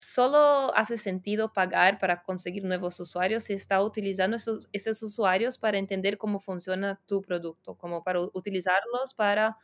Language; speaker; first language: Spanish; non-native, fluent; Portuguese